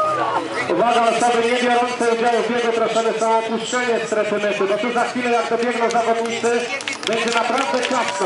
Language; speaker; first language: Polish; native; Polish